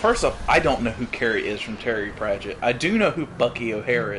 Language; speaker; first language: English; native; English